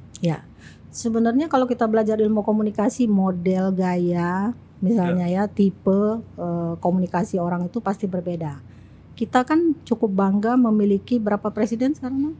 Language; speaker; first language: Indonesian; native; Indonesian